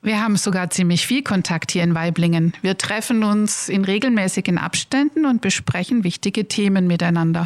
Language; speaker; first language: German; native; German